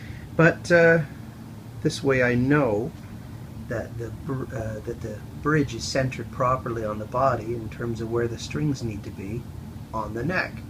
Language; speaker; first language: English; native; English